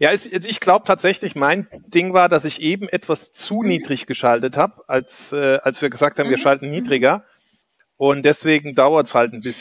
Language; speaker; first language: German; native; German